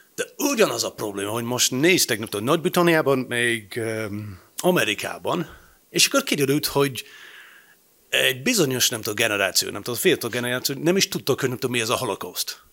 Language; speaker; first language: Hungarian; non-native, fluent; English